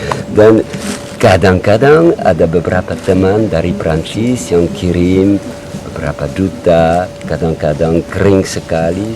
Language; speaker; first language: Indonesian; non-native, learner; French